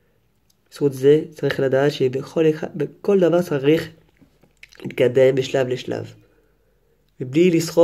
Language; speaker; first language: Hebrew; non-native, fluent; French